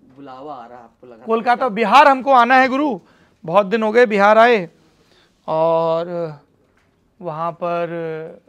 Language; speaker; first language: Hindi; native; Hindi